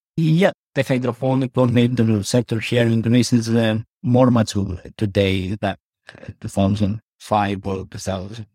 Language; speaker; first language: English; non-native, learner; Greek